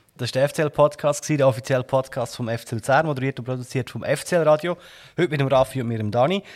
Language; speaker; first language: German; native; German